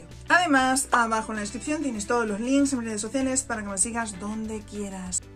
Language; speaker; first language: Spanish; native; Spanish